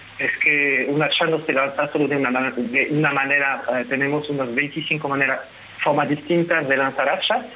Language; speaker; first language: Spanish; non-native, fluent; French